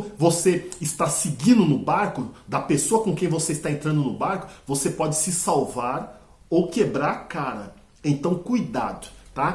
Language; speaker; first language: Portuguese; native; Portuguese